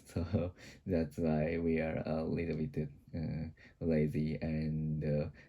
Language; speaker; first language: English; non-native, learner; Japanese